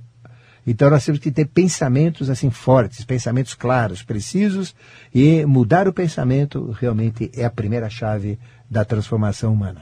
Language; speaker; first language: Portuguese; native; Portuguese